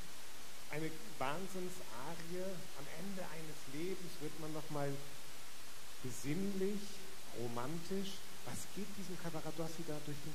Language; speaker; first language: German; native; German